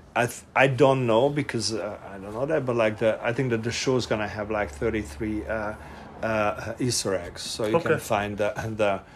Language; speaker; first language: English; non-native, fluent; Hungarian